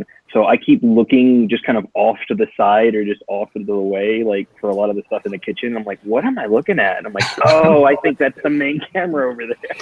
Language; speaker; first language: English; native; English